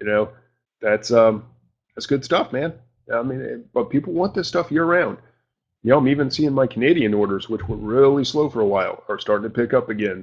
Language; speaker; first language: English; native; English